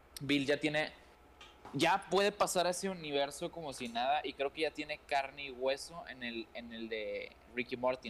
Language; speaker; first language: Spanish; native; Spanish